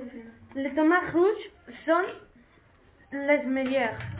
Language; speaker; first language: French; non-native, learner; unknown